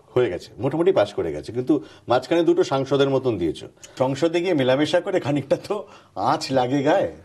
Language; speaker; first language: Bangla; native; Bangla